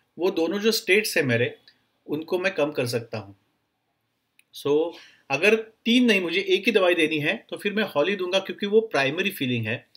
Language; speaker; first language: Hindi; non-native, local second language; Marathi